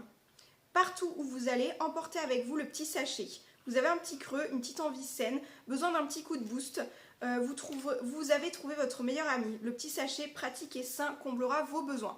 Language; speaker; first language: French; native; French